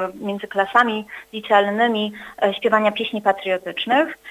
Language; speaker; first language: Polish; native; Polish